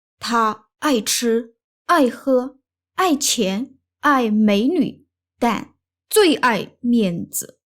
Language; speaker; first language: Chinese; native; Chinese